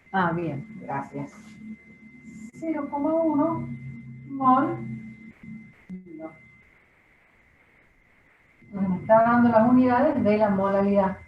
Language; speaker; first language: Spanish; native; Spanish